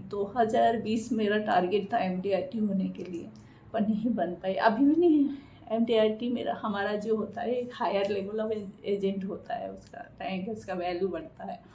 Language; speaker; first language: Hindi; non-native, local second language; Bangla